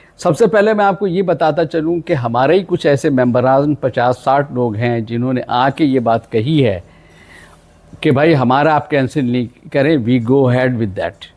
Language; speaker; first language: Urdu; non-native, local second language; Pashto